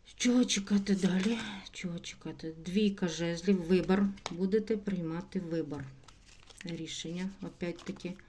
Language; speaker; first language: Ukrainian; non-native, local second language; Russian